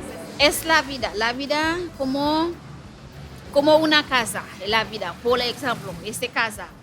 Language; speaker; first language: Spanish; non-native, local second language; Haitian Creole